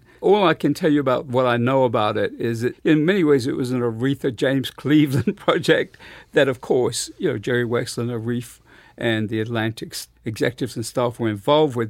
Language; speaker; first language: English; native; English